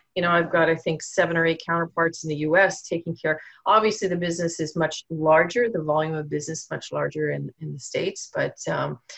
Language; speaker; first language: English; native; English